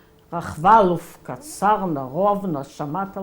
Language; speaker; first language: Hebrew; non-native, fluent; Yiddish